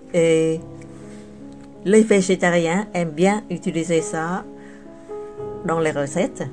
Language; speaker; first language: French; non-native, fluent; Vietnamese